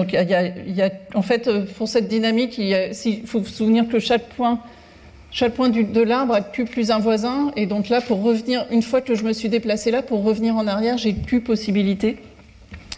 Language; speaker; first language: French; native; French